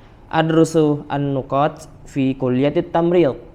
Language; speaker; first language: Arabic; non-native, fluent; Indonesian